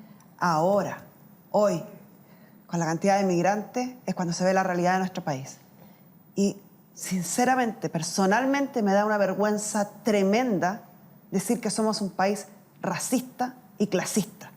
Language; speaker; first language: Spanish; native; Spanish